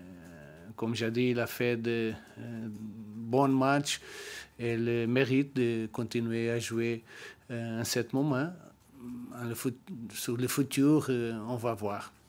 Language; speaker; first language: French; non-native, learner; Portuguese